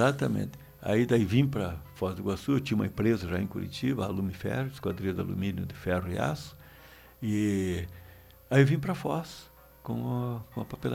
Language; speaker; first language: Portuguese; native; Portuguese